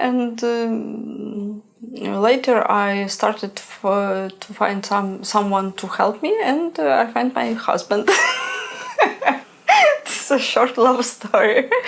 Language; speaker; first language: English; non-native, learner; Ukrainian